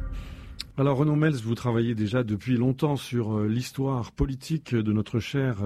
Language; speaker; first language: French; native; French